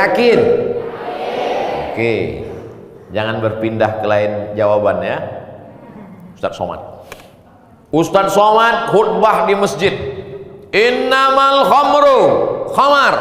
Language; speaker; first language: Indonesian; non-native, local second language; Malay